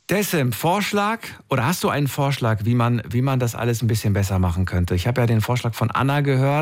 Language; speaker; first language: German; native; German